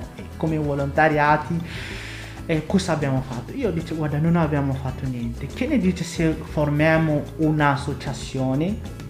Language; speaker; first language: Italian; non-native, fluent; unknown